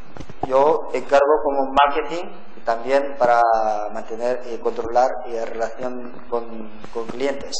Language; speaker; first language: Spanish; non-native, learner; Korean